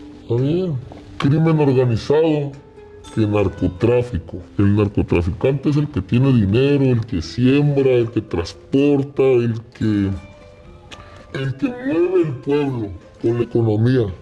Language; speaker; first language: Spanish; native; Spanish